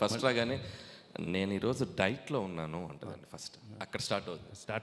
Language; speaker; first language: Telugu; native; Telugu